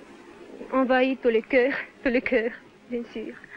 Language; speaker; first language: French; non-native, fluent; Russian